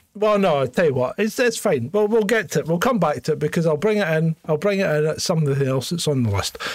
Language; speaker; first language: English; native; English